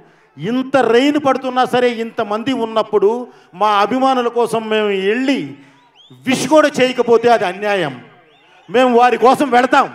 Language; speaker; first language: Telugu; native; Telugu